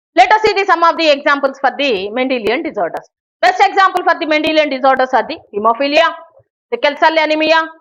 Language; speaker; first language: English; non-native, local second language; Telugu